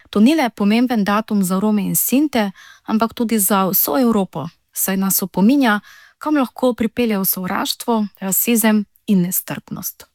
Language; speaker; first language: Slovenian; non-native, local second language; Romany